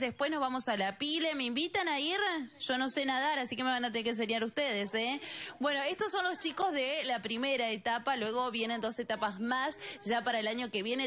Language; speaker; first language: Spanish; native; Spanish